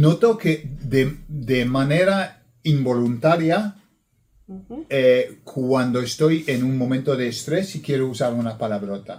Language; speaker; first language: Spanish; non-native, fluent; English